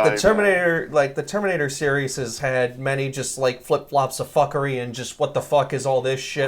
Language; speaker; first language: English; native; English